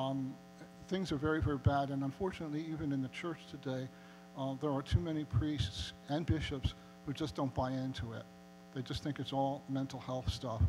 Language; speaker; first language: English; native; English